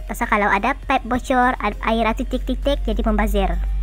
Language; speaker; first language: English; non-native, local second language; Malay